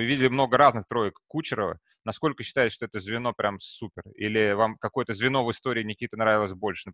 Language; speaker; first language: Russian; native; Russian